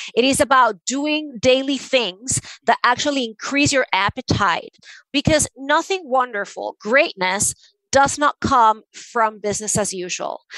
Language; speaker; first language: English; non-native, fluent; Spanish